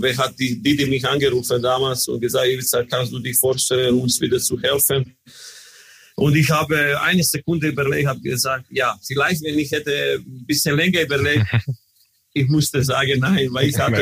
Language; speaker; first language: German; non-native, learner; Croatian